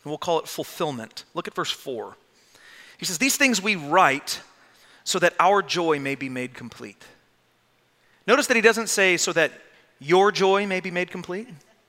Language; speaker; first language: English; native; English